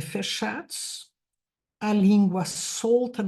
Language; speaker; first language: Portuguese; native; Portuguese